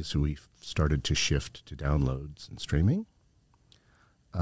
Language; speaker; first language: English; native; English